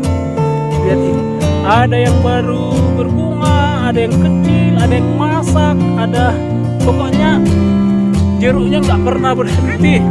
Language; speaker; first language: Indonesian; non-native, local second language; Batak Toba